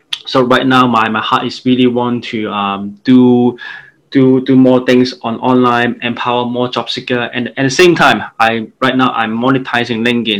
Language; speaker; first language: English; non-native, local second language; Cantonese